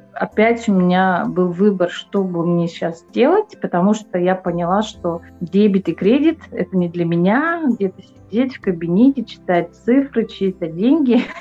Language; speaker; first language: Russian; non-native, local second language; Yakut